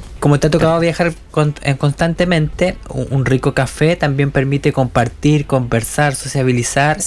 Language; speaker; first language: Spanish; native; Spanish